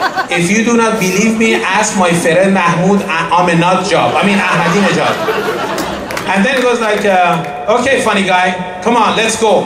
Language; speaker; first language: English; non-native, fluent; Persian